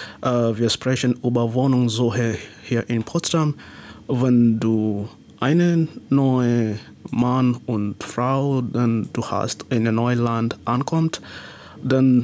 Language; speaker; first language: German; non-native, learner; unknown